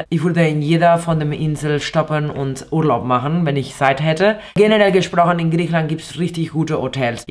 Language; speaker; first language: German; non-native, fluent; Spanish